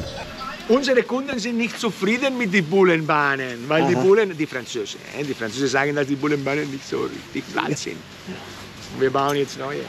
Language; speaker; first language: German; non-native, fluent; Spanish